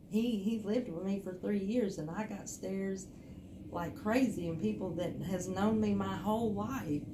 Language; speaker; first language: English; native; English